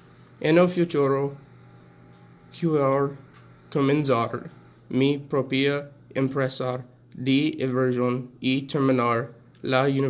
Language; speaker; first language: Spanish; non-native, learner; English